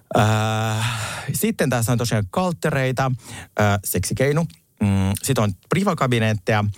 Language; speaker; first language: Finnish; early bilingual, other home language; Russian